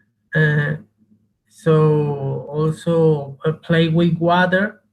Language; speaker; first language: English; non-native, learner; Spanish